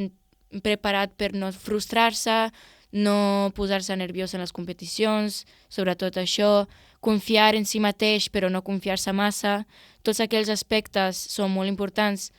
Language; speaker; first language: Catalan; non-native, local second language; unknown